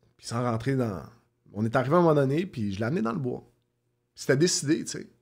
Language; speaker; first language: French; native; French